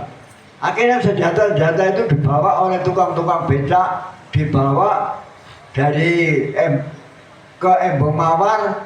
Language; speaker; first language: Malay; non-native, local second language; Javanese